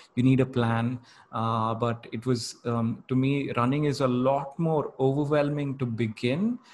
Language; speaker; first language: English; non-native, local second language; Kannada